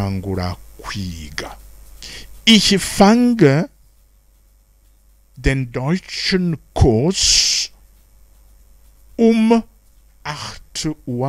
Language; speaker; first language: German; non-native, fluent; Rundi